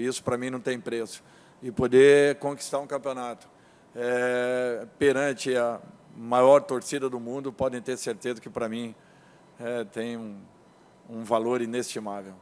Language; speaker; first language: Portuguese; native; Portuguese